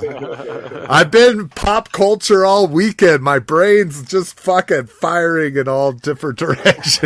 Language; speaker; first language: English; native; English